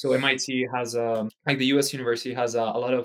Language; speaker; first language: English; non-native, fluent; Czech